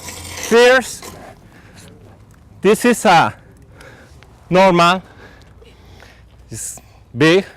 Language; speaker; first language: English; non-native, learner; Spanish